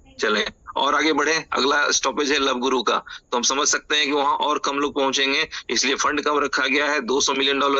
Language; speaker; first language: Hindi; native; Hindi